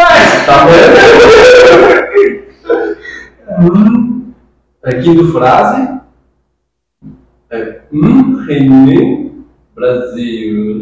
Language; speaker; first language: Portuguese; non-native, fluent; Chinese